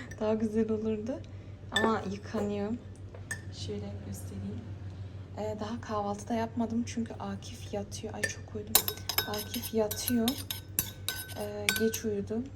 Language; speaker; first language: Turkish; early bilingual, heritage; Turkish